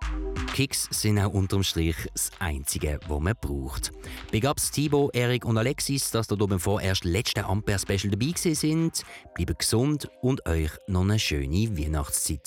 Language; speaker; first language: German; native; German